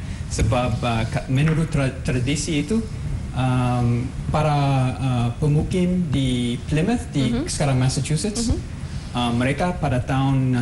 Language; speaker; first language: Indonesian; non-native, fluent; English